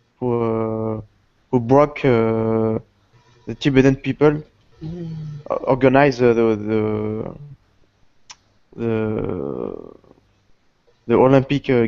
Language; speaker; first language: English; non-native, learner; Portuguese